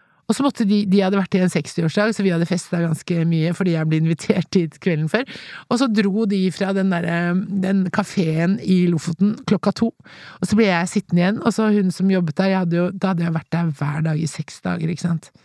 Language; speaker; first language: Norwegian; native; Norwegian